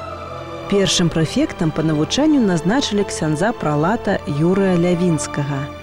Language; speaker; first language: Belarusian; native; Belarusian